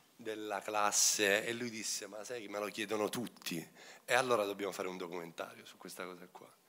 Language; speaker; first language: Italian; native; Italian